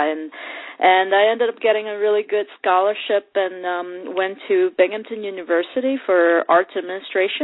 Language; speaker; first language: English; non-native, local second language; Cantonese